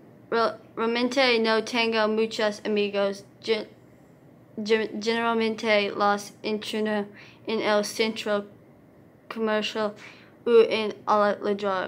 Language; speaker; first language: Spanish; non-native, learner; English